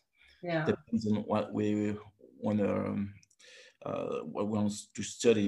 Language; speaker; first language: English; non-native, fluent; French